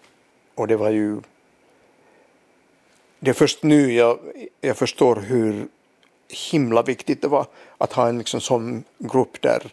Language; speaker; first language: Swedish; non-native, local second language; Finnish